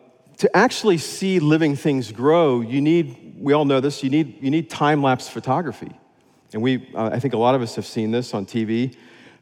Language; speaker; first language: English; native; English